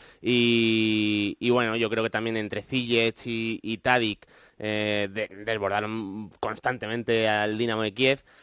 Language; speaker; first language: Spanish; native; Spanish